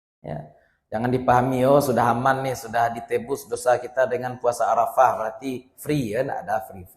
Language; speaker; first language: Malay; non-native, local second language; Minangkabau